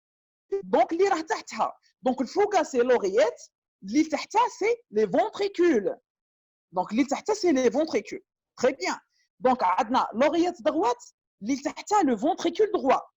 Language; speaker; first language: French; non-native, local second language; Arabic